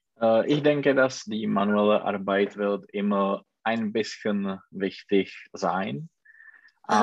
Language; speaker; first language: German; non-native, learner; Czech